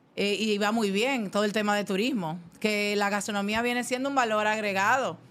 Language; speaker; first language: Spanish; native; Spanish